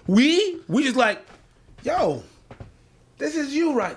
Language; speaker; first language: English; native; English